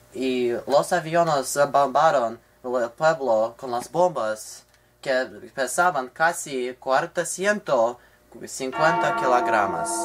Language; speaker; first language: Spanish; non-native, learner; English